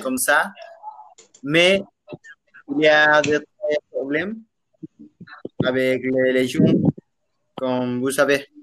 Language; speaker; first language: French; non-native, learner; Spanish